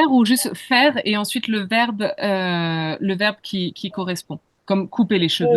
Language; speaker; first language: French; native; French